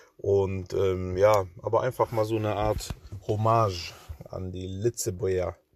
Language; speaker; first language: German; early bilingual, other home language; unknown